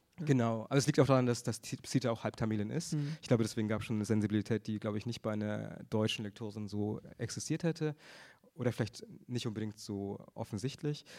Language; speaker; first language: German; early bilingual, other home language; Tamil